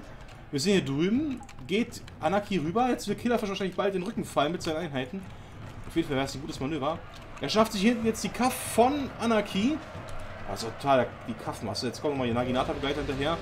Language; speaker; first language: German; native; German